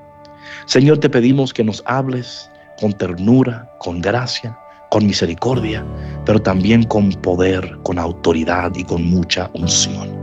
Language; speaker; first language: Spanish; native; Spanish